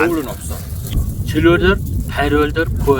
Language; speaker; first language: Korean; non-native, learner; Mongolian